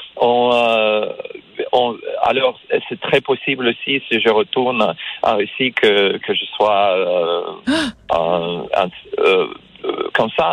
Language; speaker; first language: French; non-native, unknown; Russian